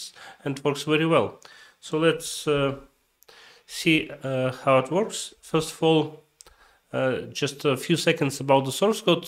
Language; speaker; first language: English; non-native, fluent; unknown